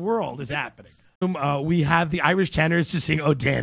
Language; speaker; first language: English; native; English